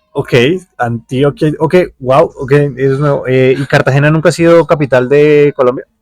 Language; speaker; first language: Spanish; native; Spanish